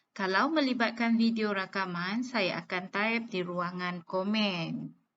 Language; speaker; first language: Malay; native; Malay